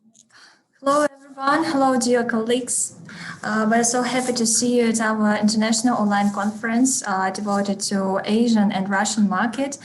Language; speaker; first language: English; non-native, fluent; Russian